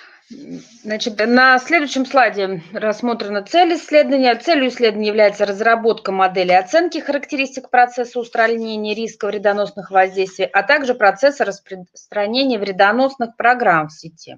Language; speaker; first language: Russian; native; Russian